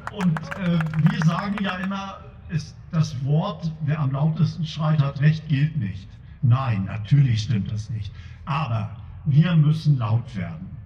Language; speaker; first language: German; native; German